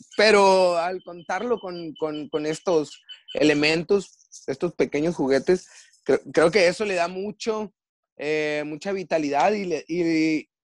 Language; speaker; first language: Spanish; native; Spanish